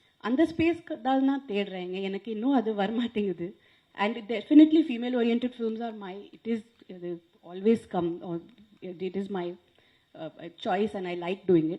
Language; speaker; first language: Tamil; non-native, local second language; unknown